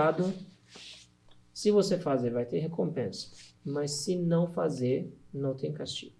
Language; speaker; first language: Portuguese; non-native, learner; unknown